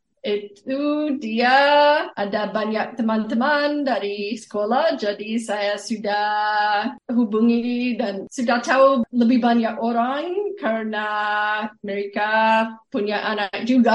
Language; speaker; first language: Indonesian; non-native, fluent; English